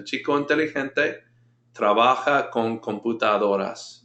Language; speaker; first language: Spanish; non-native, fluent; English